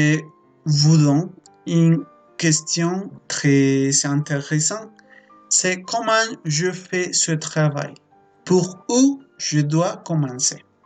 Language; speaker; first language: French; non-native, fluent; Spanish